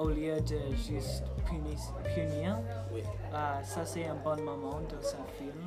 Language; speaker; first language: French; non-native, learner; English